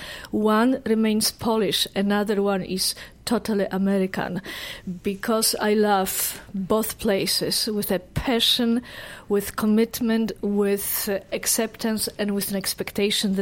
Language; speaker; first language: English; non-native, fluent; Polish